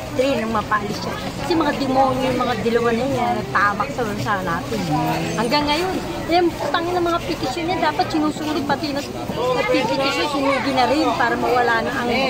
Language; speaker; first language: Filipino; native; Filipino